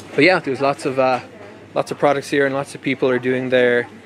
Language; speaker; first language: English; native; English